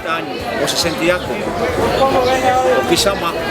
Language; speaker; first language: Spanish; native; Spanish